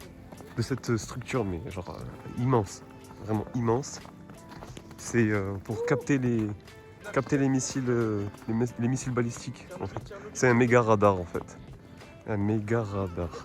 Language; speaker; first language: French; native; French